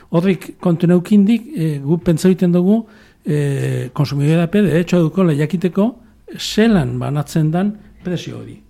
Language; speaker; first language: Basque; native; Basque